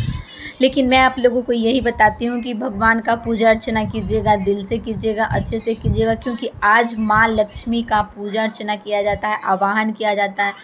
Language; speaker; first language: Hindi; non-native, local second language; Bhojpuri